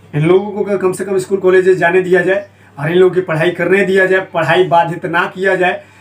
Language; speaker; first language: Hindi; native; Hindi